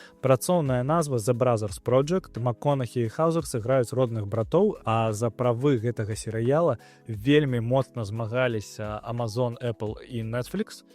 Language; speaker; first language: Belarusian; non-native, local second language; Russian